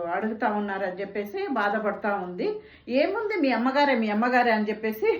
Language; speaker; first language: Telugu; non-native, local second language; Tamil